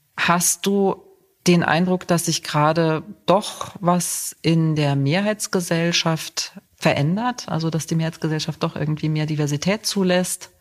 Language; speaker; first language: German; native; German